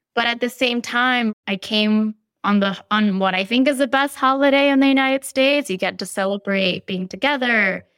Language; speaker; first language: English; early bilingual, other home language; Spanish